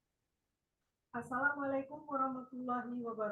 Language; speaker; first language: Indonesian; native; Indonesian